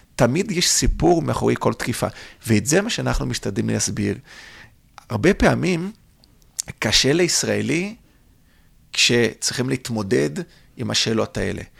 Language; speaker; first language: Hebrew; non-native, fluent; Portuguese